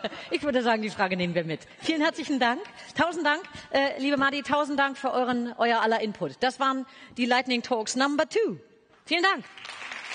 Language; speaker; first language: German; native; German